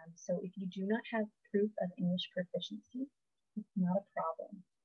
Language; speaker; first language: English; native; English